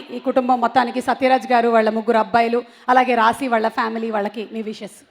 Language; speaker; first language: Telugu; native; Telugu